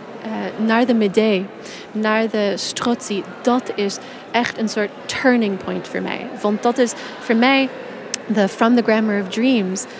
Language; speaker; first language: Dutch; non-native, fluent; English